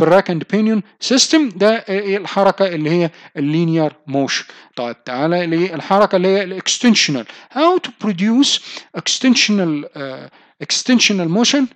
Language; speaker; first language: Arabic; native; Arabic